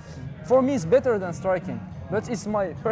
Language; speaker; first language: English; non-native, fluent; Arabic